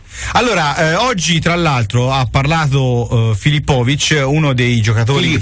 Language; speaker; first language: Italian; native; Italian